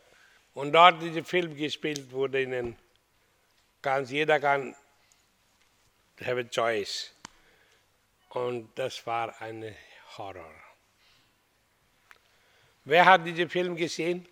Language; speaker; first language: German; non-native, fluent; Hindi